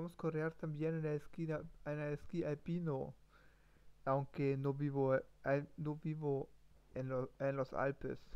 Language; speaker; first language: Spanish; non-native, learner; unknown